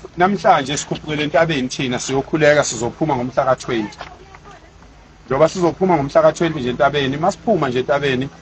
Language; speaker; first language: Zulu; native; Zulu